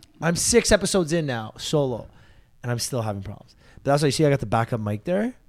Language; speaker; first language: English; native; English